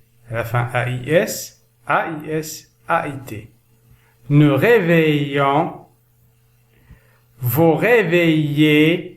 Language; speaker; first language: French; non-native, local second language; Arabic